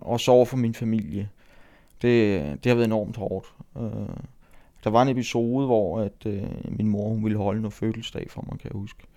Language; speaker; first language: Danish; native; Danish